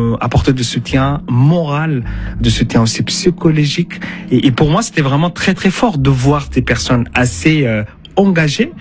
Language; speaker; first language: French; non-native, fluent; Arabic